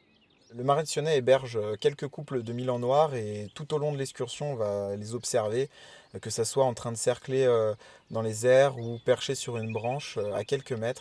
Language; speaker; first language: French; native; French